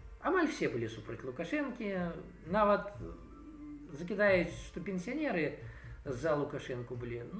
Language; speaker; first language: Belarusian; non-native, local second language; Russian